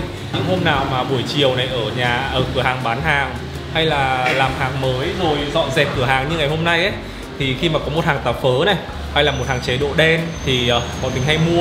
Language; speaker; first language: Vietnamese; native; Vietnamese